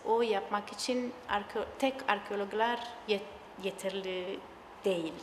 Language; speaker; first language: Turkish; non-native, learner; Italian